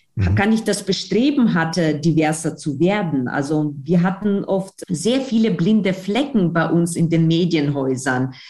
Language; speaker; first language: German; non-native, fluent; Russian